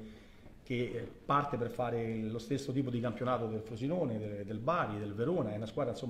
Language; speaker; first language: Italian; native; Italian